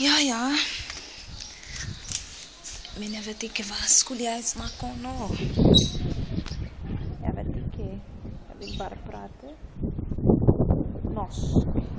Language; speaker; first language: Norwegian; non-native, learner; Portuguese